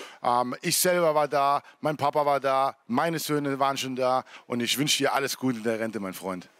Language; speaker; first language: German; native; German